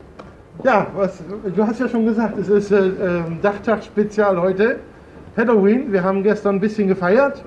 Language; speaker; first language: German; native; German